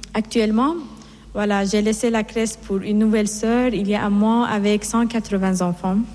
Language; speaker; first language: French; non-native, fluent; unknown